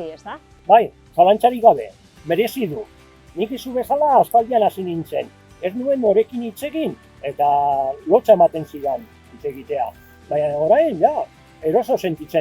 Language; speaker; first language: Basque; non-native, fluent; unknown